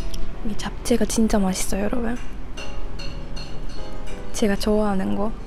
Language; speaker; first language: Korean; non-native, fluent; Japanese